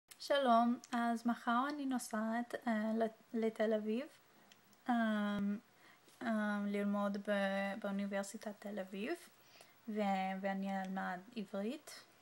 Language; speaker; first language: Hebrew; non-native, learner; English